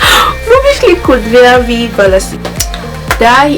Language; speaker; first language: Russian; non-native, learner; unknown